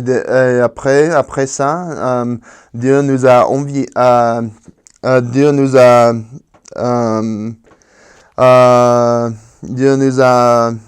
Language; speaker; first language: French; non-native, fluent; Spanish